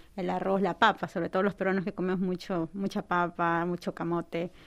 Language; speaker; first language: Spanish; native; Spanish